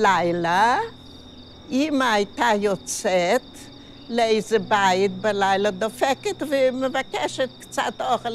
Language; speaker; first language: Hebrew; non-native, fluent; Yiddish